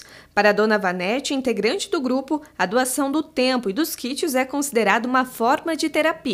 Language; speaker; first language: Portuguese; native; Portuguese